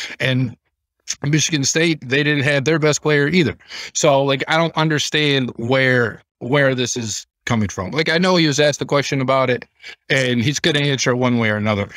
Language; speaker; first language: English; native; English